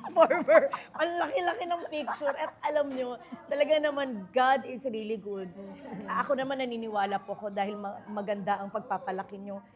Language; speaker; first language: Filipino; native; Filipino